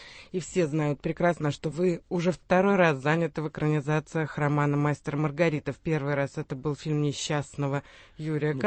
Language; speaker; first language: Russian; native; Russian